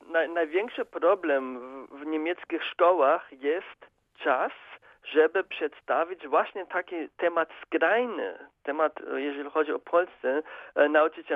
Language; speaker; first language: Polish; non-native, fluent; German